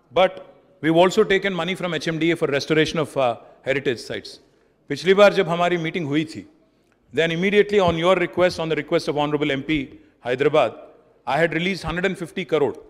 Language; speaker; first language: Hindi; non-native, local second language; Telugu